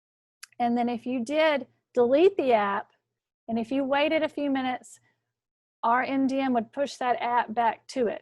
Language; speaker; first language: English; native; English